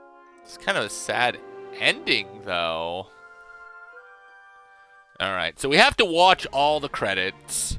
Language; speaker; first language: English; native; English